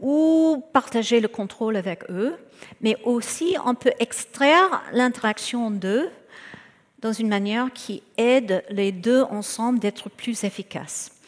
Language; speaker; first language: French; non-native, fluent; English